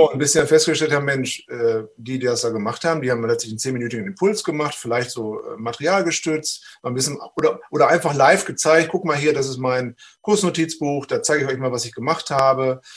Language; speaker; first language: German; native; German